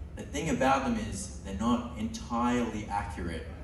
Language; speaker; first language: English; native; English